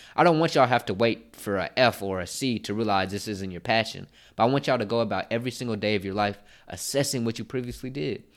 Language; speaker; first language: English; native; English